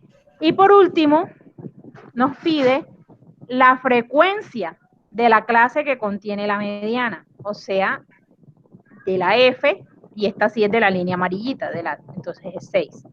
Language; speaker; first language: Spanish; native; Spanish